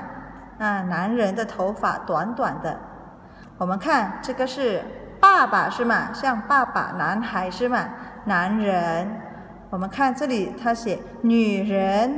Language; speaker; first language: Chinese; early bilingual, heritage; Indonesian